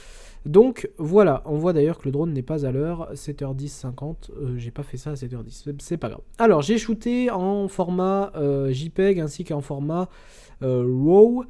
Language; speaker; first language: French; native; French